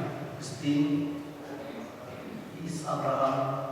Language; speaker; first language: German; non-native, learner; Indonesian